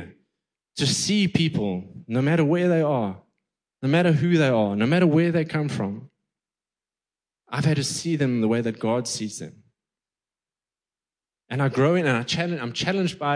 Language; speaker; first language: English; native; English